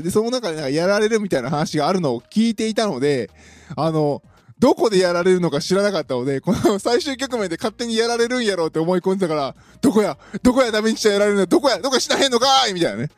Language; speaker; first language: Japanese; native; Japanese